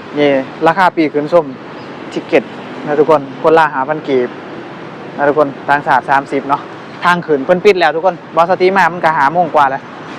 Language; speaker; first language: Thai; native; Thai